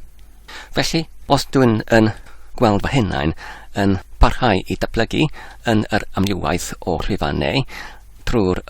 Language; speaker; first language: Welsh; non-native, learner; English